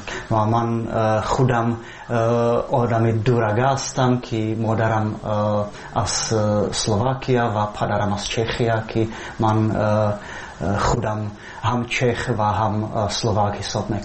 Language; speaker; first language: Persian; non-native, fluent; Czech